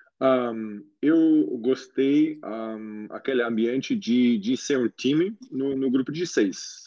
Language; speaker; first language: Portuguese; non-native, fluent; German